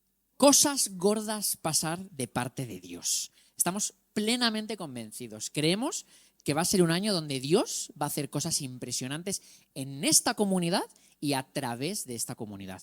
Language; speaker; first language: Spanish; native; Spanish